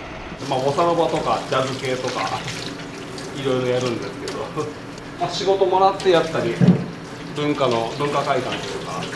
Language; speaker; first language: Japanese; native; Japanese